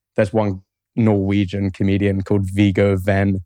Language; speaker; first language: English; native; English